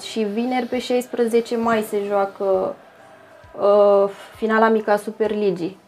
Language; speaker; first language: Romanian; native; Romanian